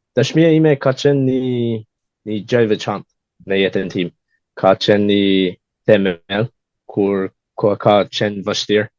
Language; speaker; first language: Albanian; non-native, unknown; English